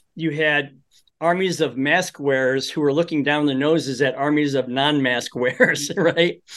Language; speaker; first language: English; early bilingual, other home language; Polish